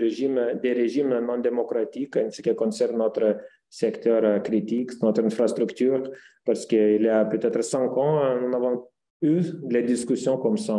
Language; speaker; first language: French; non-native, fluent; Lithuanian